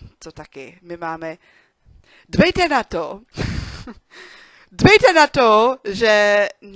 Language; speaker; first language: Czech; non-native, learner; English